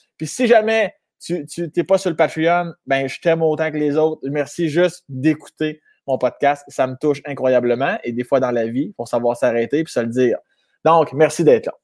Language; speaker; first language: French; native; French